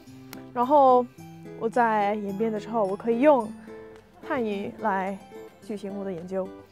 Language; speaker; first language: Chinese; non-native, fluent; English